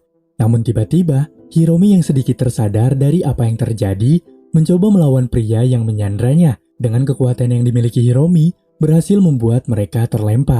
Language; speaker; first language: Indonesian; native; Indonesian